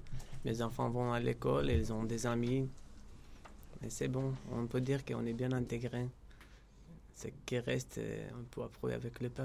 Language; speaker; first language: French; non-native, learner; Georgian